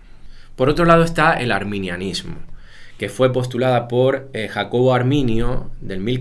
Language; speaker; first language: Spanish; native; Spanish